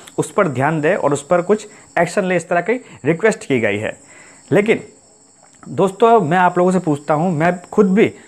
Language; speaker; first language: Hindi; non-native, local second language; Assamese